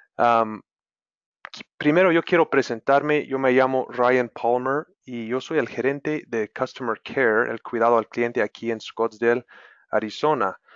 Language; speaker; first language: Spanish; non-native, fluent; English